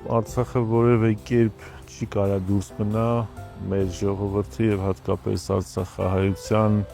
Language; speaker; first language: Armenian; native; Armenian